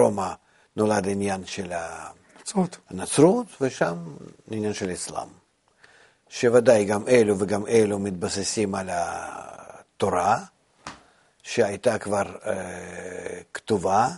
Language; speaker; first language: Hebrew; non-native, fluent; Russian